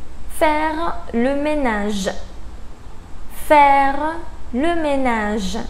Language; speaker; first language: French; non-native, fluent; Spanish